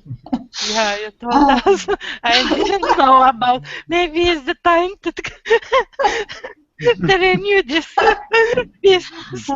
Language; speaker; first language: English; non-native, learner; Romanian